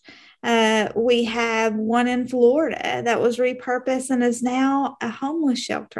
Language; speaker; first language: English; native; English